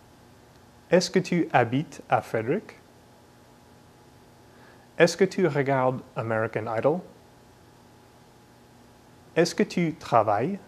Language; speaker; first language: French; non-native, fluent; English